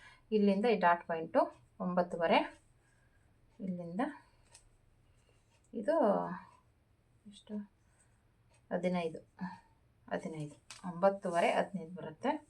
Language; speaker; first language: Kannada; native; Kannada